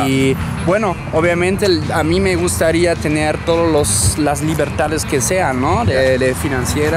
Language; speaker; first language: Spanish; non-native, fluent; German